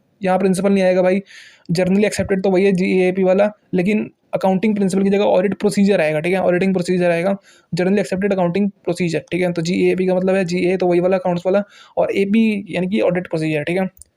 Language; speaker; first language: Hindi; native; Hindi